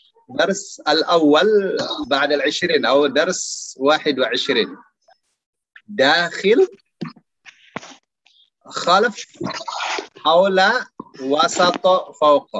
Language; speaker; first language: Arabic; non-native, fluent; Indonesian